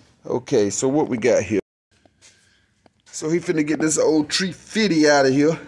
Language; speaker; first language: English; native; English